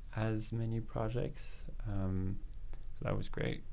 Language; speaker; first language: English; non-native, fluent; French